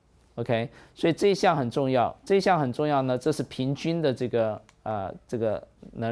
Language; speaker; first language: Chinese; native; Chinese